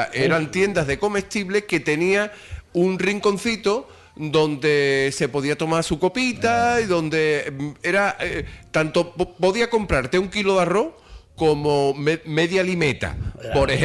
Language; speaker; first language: Spanish; native; Spanish